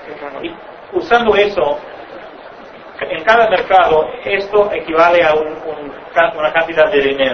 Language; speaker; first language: Spanish; non-native, fluent; English